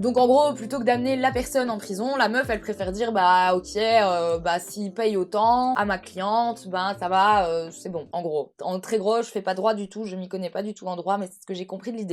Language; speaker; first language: French; native; French